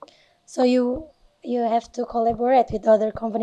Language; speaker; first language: English; non-native, learner; Indonesian